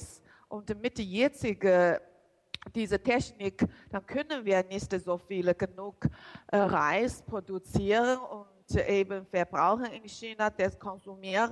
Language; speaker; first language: German; non-native, learner; Chinese